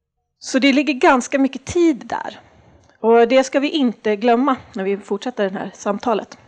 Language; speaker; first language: Swedish; native; Swedish